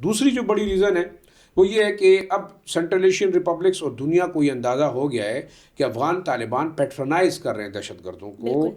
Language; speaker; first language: Urdu; native; Urdu